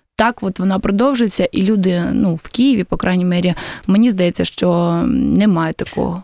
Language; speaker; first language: Ukrainian; native; Ukrainian